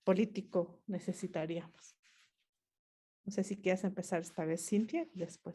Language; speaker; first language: Spanish; non-native, local second language; Mixtepec Mixtec